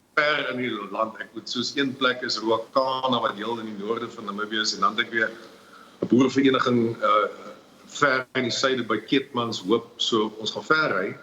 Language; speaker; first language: Afrikaans; native; Afrikaans